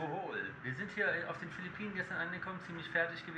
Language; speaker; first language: German; native; German